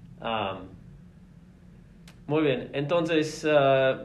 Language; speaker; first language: Spanish; non-native, fluent; English